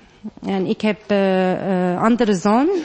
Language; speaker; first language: Dutch; non-native, learner; Arabic